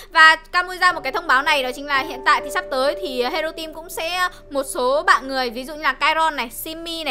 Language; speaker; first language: Vietnamese; native; Vietnamese